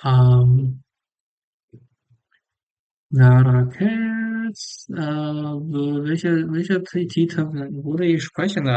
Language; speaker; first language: German; non-native, learner; English